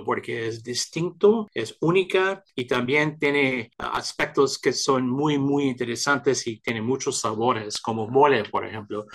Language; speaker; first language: Spanish; early bilingual, heritage; Spanish